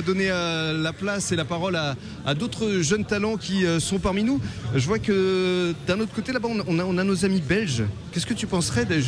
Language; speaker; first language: French; native; French